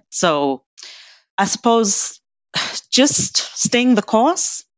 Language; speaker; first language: English; native; English